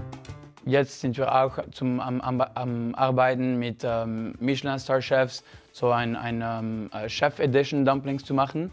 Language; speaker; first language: German; non-native, fluent; French